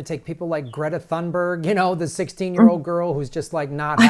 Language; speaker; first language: English; native; English